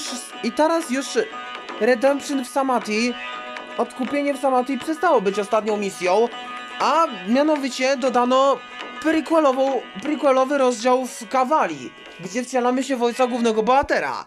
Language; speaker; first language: Polish; native; Polish